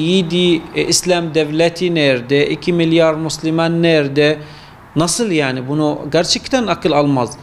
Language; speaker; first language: Turkish; non-native, fluent; Arabic